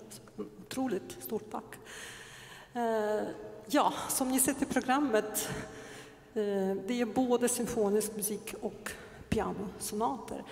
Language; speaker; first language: Swedish; non-native, fluent; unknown